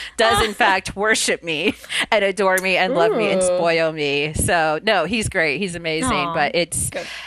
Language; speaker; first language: English; early bilingual, other home language; Spanish